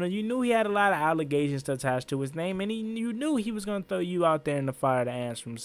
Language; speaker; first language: English; native; English